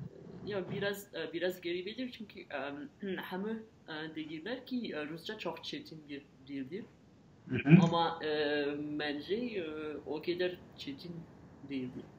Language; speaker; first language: Azerbaijani; non-native, learner; French